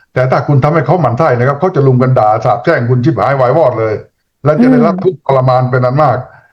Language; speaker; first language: Thai; native; Thai